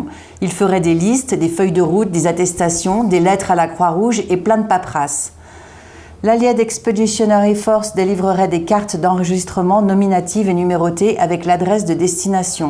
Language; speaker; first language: French; native; French